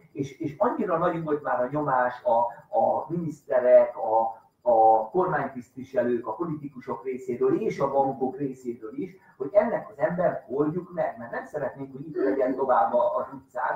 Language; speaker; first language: Hungarian; native; Hungarian